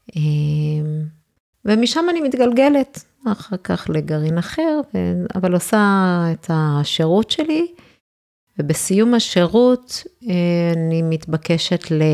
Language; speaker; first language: Hebrew; early bilingual, other home language; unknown